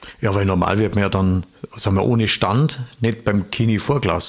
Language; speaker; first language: German; native; German